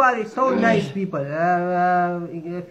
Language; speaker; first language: English; non-native, learner; Urdu